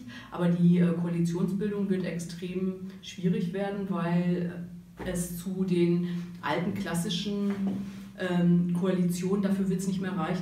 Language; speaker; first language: German; native; German